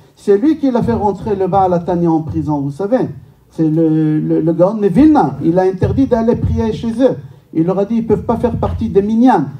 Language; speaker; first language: French; non-native, fluent; Hebrew